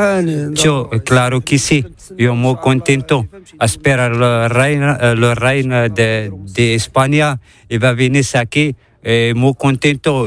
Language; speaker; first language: Spanish; non-native, learner; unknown